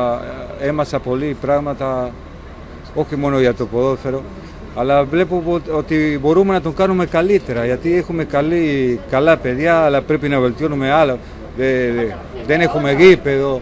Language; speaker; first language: Greek; non-native, learner; Spanish